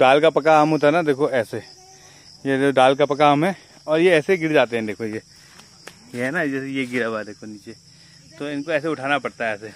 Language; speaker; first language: Hindi; native; Hindi